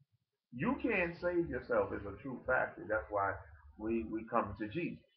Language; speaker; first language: English; native; English